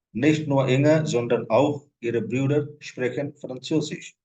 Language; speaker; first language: German; non-native, fluent; Hindi